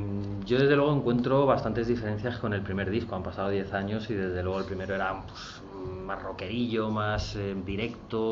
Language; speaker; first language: Spanish; native; Spanish